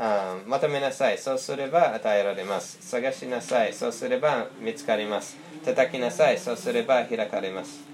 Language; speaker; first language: Japanese; non-native, fluent; English